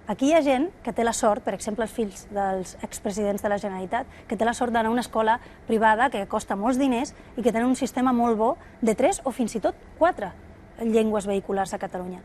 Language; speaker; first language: Catalan; non-native, local second language; Spanish